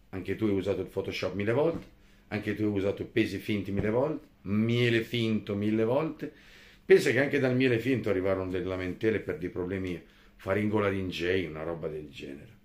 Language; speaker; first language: Italian; native; Italian